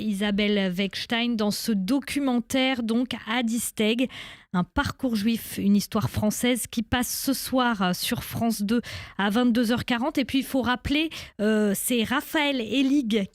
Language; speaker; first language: French; native; French